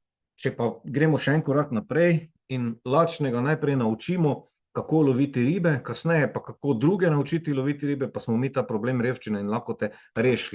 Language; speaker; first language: Slovenian; native; Slovenian